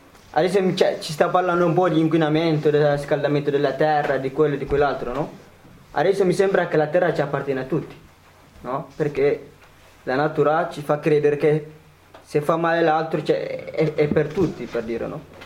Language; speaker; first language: Italian; non-native, fluent; Tigrinya